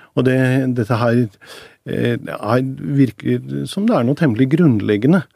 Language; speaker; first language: Norwegian; native; Norwegian